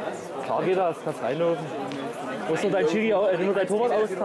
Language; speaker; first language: German; native; German